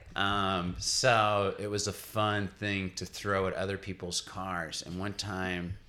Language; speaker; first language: English; native; English